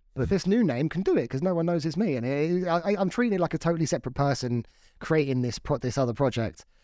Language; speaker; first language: English; native; English